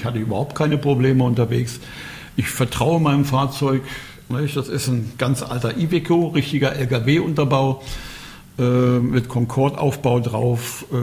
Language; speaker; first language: German; native; German